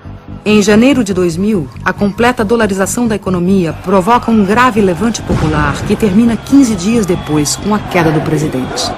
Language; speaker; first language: Portuguese; native; Portuguese